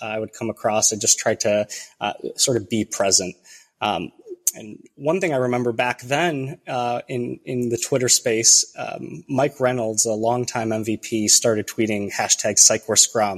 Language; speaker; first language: English; early bilingual, other home language; Romanian